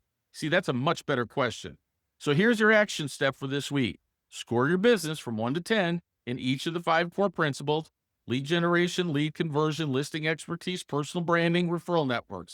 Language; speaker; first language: English; native; English